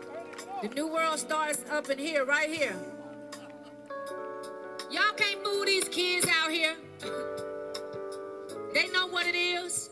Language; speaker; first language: English; native; English